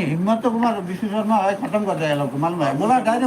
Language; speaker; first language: Hindi; non-native, local second language; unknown